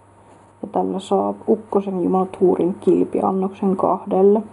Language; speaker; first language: Finnish; native; Finnish